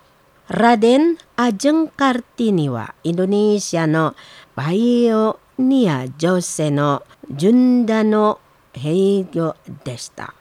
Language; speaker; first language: Japanese; non-native, learner; Indonesian